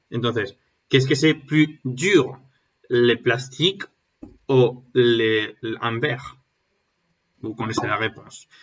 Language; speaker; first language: French; non-native, learner; Spanish